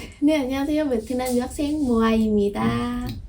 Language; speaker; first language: Korean; non-native, learner; Vietnamese